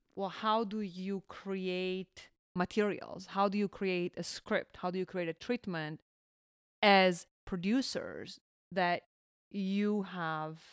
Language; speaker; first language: English; non-native, fluent; Italian